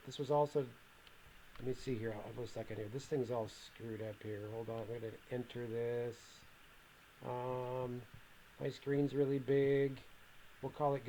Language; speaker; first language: English; native; English